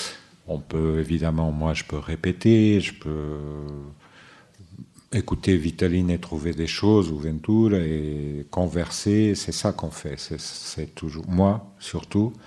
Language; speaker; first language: French; non-native, fluent; Portuguese